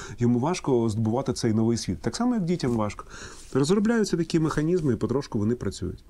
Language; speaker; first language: Ukrainian; non-native, local second language; Russian